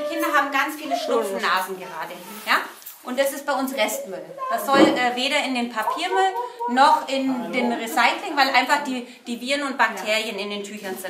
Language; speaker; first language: German; native; German